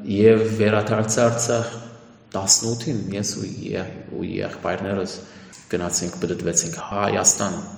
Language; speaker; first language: Armenian; early bilingual, heritage; Armenian